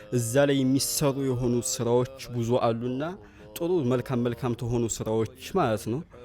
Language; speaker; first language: Amharic; native; Amharic